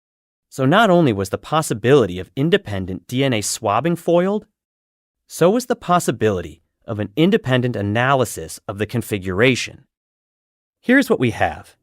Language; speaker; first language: English; native; English